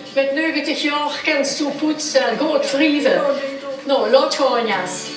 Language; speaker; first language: Dutch; native; Dutch